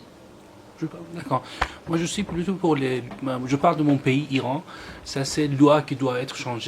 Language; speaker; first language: French; non-native, learner; Persian